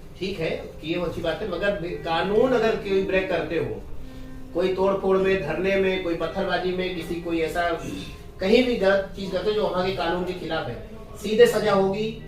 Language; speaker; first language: Hindi; native; Hindi